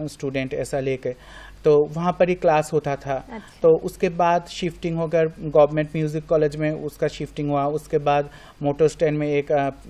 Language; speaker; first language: Hindi; non-native, local second language; Bangla